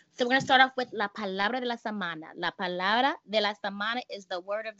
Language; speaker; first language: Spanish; non-native, fluent; English